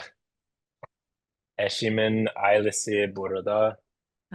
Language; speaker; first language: Turkish; non-native, learner; English